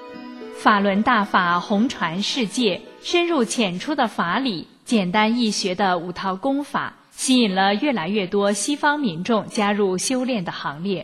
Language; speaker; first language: Chinese; native; Chinese